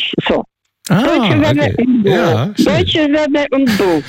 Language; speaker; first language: German; non-native, fluent; Russian